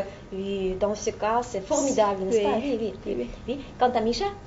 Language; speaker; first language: French; non-native, fluent; Russian